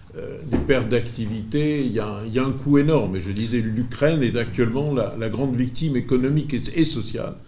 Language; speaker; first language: French; native; French